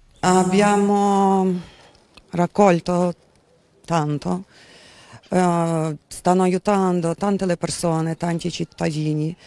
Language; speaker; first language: Italian; non-native, learner; Ukrainian